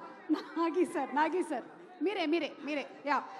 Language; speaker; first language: Telugu; native; Telugu